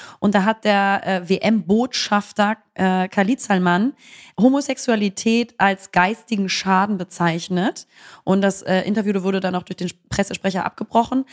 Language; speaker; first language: German; native; German